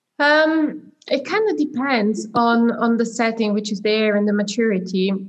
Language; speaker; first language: English; non-native, fluent; German